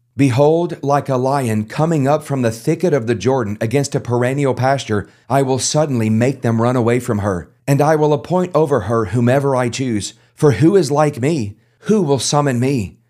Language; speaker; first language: English; native; English